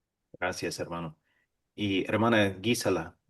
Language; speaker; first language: Spanish; non-native, fluent; English